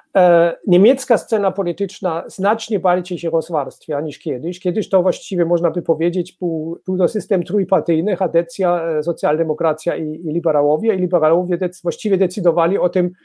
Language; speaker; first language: Polish; non-native, fluent; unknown